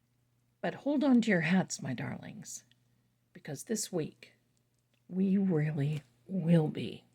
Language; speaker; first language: English; native; English